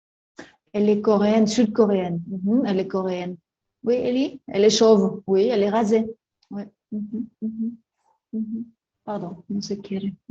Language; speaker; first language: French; non-native, fluent; Spanish